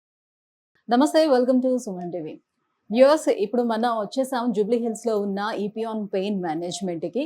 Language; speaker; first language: Telugu; native; Telugu